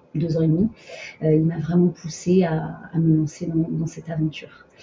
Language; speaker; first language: French; native; French